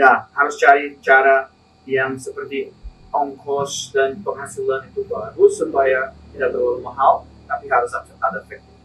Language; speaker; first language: Indonesian; non-native, learner; Spanish